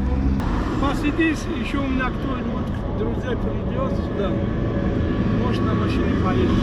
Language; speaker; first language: Russian; non-native, local second language; Tajik